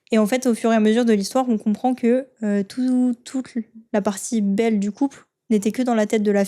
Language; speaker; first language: French; native; French